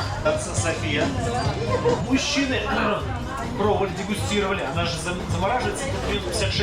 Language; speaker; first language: Russian; native; Russian